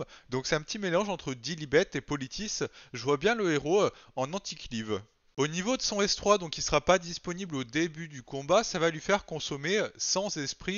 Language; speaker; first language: French; native; French